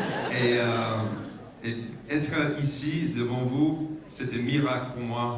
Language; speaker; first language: French; non-native, learner; English